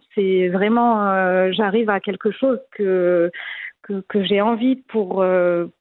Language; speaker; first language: French; non-native, local second language; Arabic